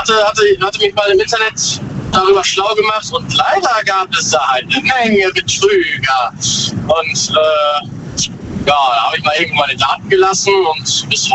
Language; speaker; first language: German; native; German